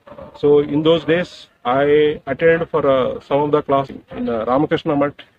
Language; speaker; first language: English; non-native, learner; Telugu